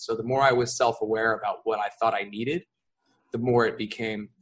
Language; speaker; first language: English; native; English